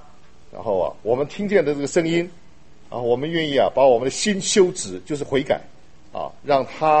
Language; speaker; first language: Chinese; native; Chinese